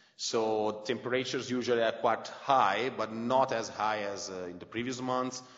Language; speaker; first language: English; non-native, fluent; Italian